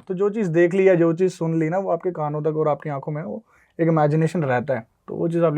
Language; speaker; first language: Hindi; native; Hindi